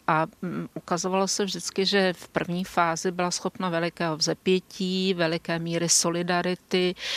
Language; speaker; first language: Czech; native; Czech